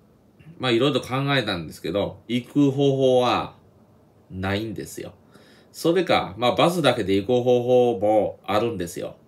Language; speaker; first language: Japanese; native; Japanese